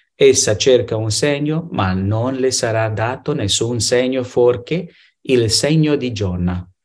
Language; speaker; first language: Italian; non-native, fluent; Spanish